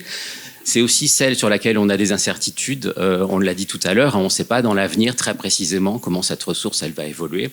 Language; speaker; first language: French; native; French